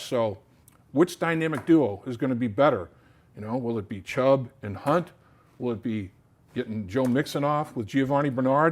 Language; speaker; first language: English; native; English